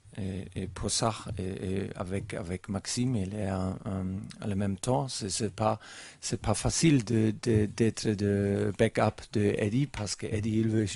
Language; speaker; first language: French; non-native, learner; German